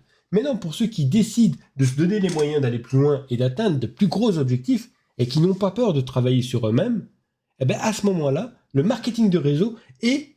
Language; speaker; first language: French; native; French